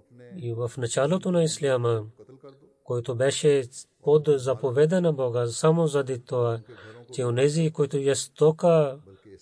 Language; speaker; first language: Bulgarian; non-native, learner; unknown